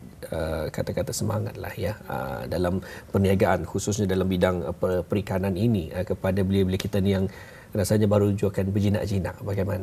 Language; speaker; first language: Malay; native; Malay